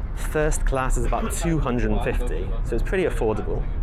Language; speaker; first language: English; native; English